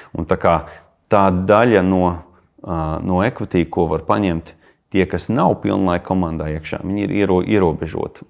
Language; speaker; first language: Latvian; early bilingual, heritage; Latvian